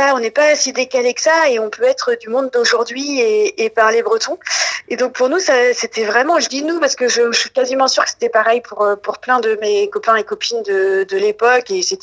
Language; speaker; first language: French; non-native, local second language; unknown